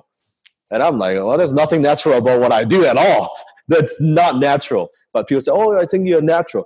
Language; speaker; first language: English; non-native, local second language; Cantonese